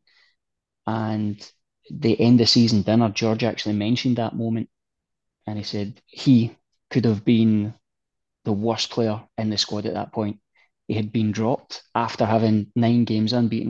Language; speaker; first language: English; native; English